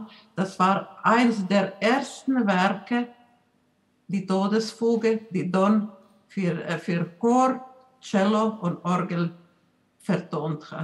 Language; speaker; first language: German; non-native, fluent; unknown